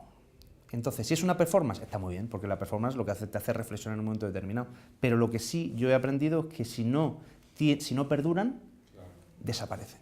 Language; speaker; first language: Spanish; native; Spanish